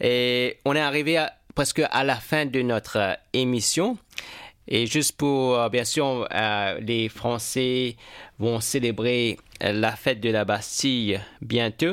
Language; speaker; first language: French; non-native, fluent; English